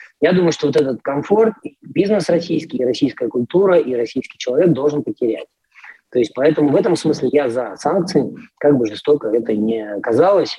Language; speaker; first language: Russian; native; Russian